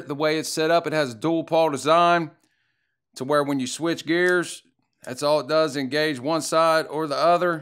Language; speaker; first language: English; native; English